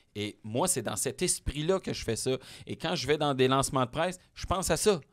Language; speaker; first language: French; native; French